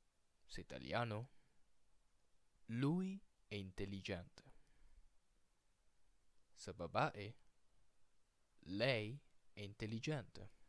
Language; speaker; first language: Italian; non-native, fluent; Filipino